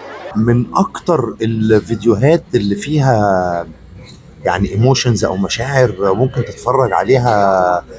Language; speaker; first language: Arabic; native; Arabic